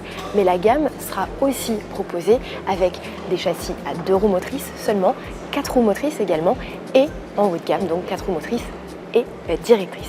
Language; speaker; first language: French; native; French